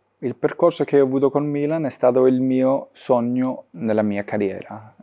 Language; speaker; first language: Italian; non-native, fluent; Danish